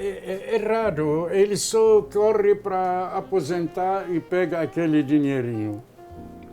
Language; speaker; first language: Portuguese; non-native, fluent; Arabic